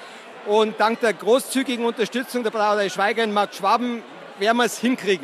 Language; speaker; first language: German; native; German